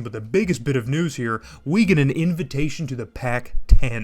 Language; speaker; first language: English; native; English